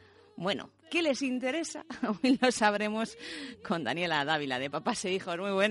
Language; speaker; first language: Spanish; native; Spanish